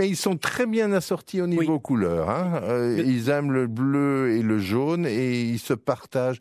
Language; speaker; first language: French; native; French